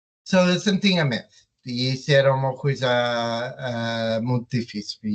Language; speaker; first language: Portuguese; early bilingual, heritage; Portuguese